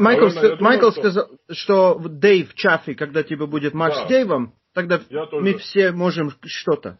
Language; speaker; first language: Russian; non-native, fluent; Turkish